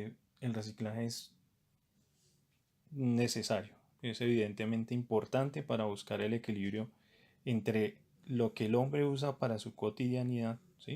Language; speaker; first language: Spanish; native; Spanish